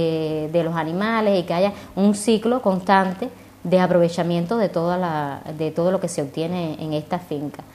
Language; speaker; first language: Spanish; native; Spanish